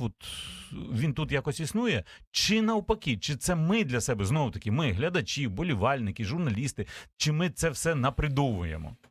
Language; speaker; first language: Ukrainian; native; Ukrainian